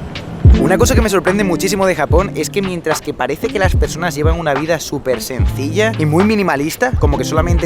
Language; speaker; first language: Spanish; native; Spanish